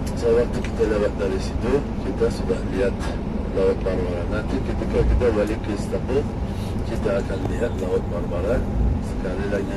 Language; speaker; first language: Indonesian; non-native, fluent; Turkish